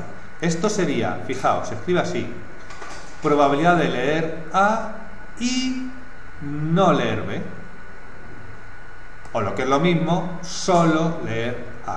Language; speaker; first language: Spanish; native; Spanish